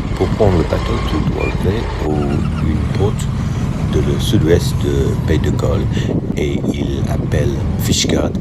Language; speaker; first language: French; non-native, learner; English